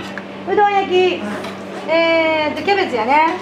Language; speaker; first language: Japanese; native; Japanese